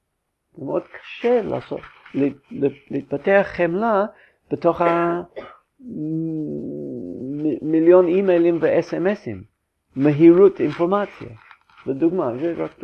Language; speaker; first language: Hebrew; non-native, fluent; English